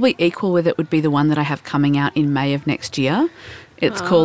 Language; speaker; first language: English; native; English